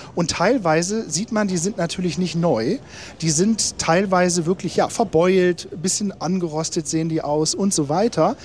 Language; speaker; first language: German; native; German